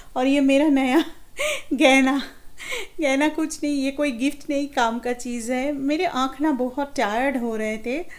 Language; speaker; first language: Hindi; non-native, local second language; Bangla